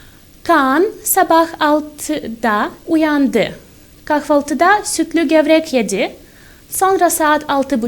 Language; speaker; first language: Turkish; non-native, fluent; Russian